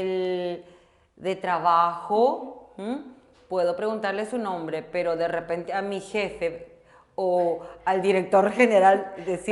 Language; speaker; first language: Spanish; non-native, local second language; Korean